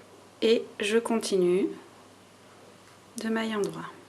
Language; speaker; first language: French; native; French